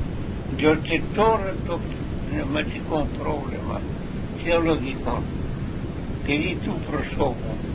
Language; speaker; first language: Greek; non-native, learner; Russian